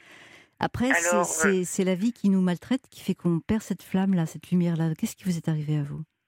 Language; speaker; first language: French; native; French